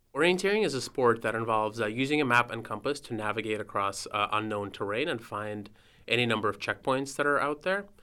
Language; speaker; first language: English; non-native, fluent; Russian